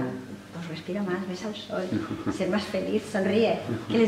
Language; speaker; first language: Spanish; native; Spanish